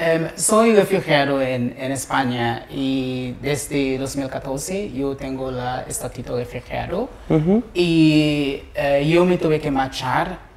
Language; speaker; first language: Spanish; non-native, learner; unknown